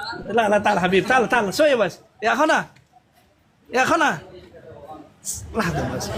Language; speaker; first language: Arabic; non-native, learner; Indonesian